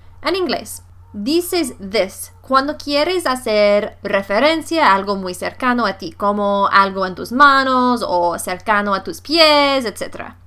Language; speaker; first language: Spanish; non-native, fluent; English